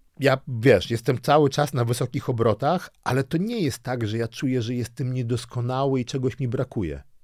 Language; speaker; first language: Polish; early bilingual, other home language; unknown